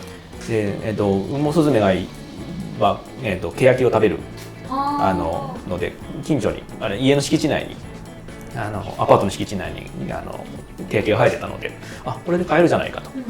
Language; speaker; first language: Japanese; native; Japanese